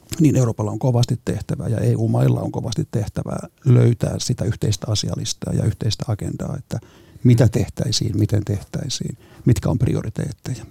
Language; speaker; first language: Finnish; native; Finnish